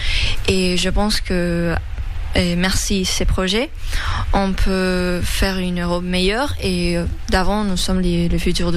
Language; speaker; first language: French; non-native, learner; Spanish